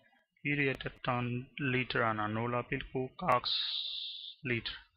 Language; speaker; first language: Finnish; non-native, learner; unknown